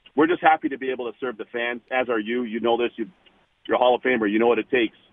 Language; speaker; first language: English; native; English